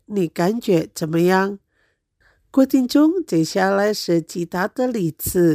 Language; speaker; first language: Chinese; non-native, fluent; Indonesian